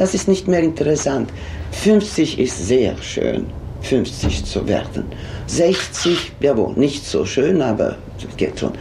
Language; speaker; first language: German; non-native, fluent; Swedish